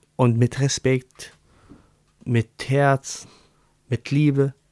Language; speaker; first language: German; non-native, learner; Arabic